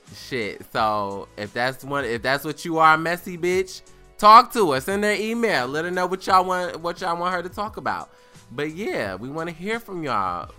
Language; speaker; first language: English; native; English